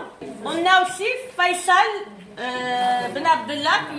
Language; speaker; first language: French; native; French